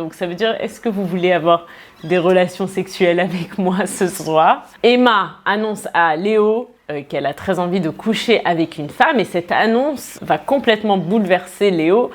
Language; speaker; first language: French; native; French